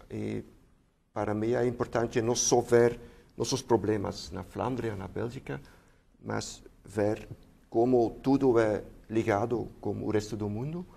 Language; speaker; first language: Portuguese; non-native, fluent; Dutch